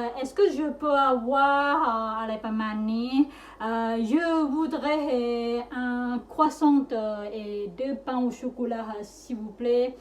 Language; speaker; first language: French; non-native, learner; Thai